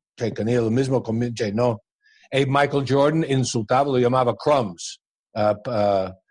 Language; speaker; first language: Spanish; non-native, fluent; English